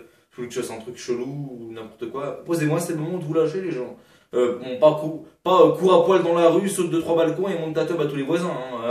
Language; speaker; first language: French; native; French